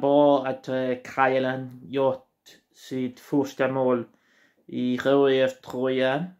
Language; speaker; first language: Swedish; non-native, learner; Portuguese